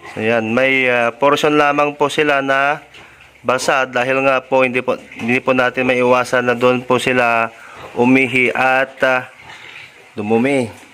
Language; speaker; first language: Filipino; non-native, local second language; Iloko